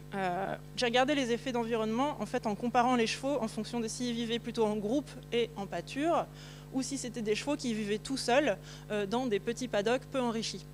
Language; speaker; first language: French; native; French